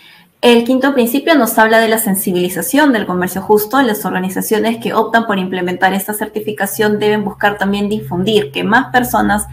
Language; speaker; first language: Spanish; native; Spanish